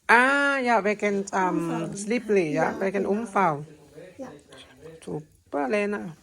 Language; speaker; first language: German; non-native, learner; Thai